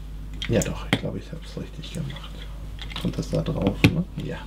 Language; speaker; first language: German; native; German